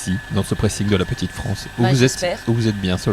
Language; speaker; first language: French; native; French